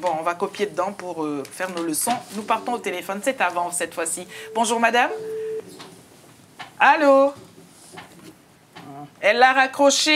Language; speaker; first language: French; native; French